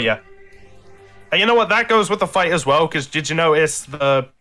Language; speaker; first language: English; native; English